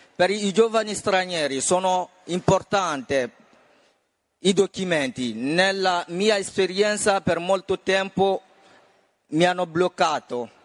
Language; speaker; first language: Italian; non-native, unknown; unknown